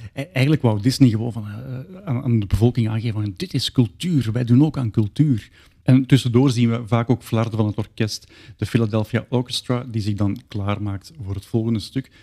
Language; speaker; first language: Dutch; native; Dutch